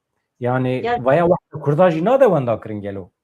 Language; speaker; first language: Kurdish; native; Kurdish